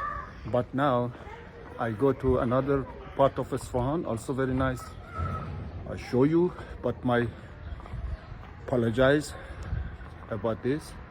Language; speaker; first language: English; non-native, learner; Persian